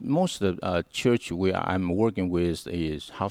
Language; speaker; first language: English; non-native, learner; Hakka Chinese